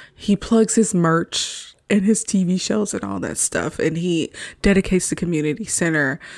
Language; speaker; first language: English; native; English